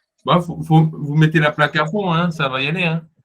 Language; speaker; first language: French; native; French